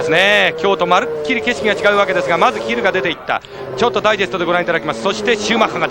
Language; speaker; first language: Japanese; native; Japanese